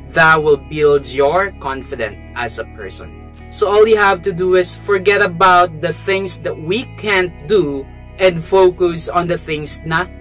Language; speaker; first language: English; non-native, local second language; Filipino